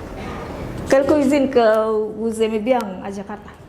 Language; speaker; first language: French; non-native, learner; Indonesian